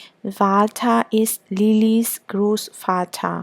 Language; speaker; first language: German; non-native, fluent; Burmese